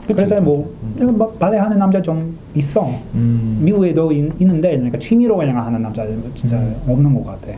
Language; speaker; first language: Korean; non-native, learner; English